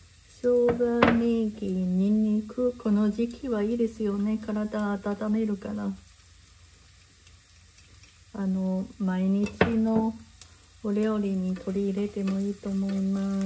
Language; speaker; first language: Japanese; non-native, learner; Chinese